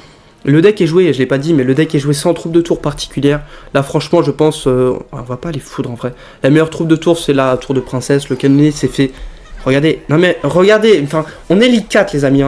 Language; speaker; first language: French; native; French